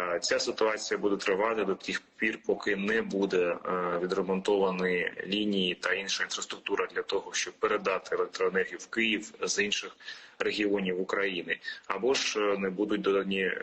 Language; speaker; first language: Ukrainian; native; Ukrainian